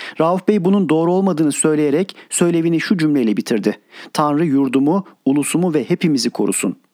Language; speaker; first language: Turkish; native; Turkish